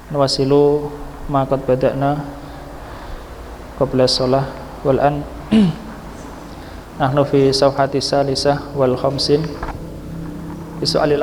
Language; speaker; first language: Arabic; non-native, fluent; Indonesian